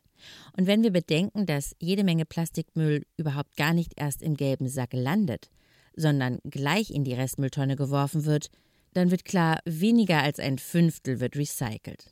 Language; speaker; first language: German; native; German